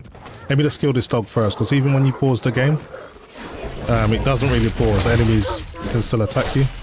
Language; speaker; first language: English; native; English